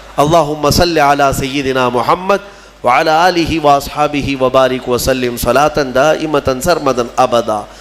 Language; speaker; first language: Urdu; native; Urdu